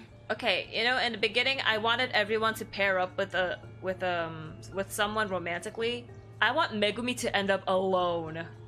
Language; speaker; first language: English; native; English